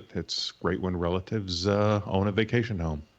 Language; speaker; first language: English; native; English